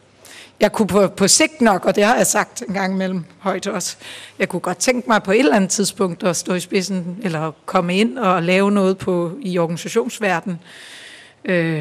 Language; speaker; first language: Danish; native; Danish